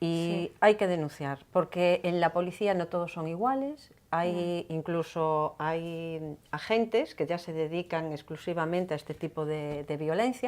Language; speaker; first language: Spanish; native; Spanish